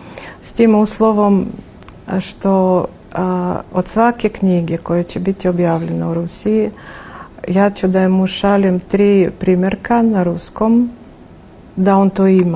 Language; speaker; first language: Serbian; non-native, fluent; Russian